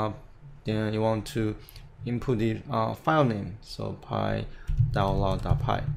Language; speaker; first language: English; non-native, fluent; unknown